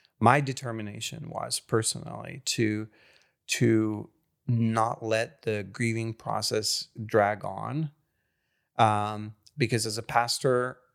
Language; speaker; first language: English; non-native, fluent; Hungarian